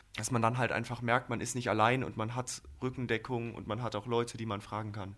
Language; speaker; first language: German; native; German